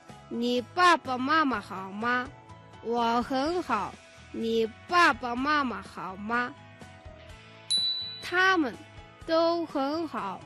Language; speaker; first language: Chinese; non-native, fluent; Mongolian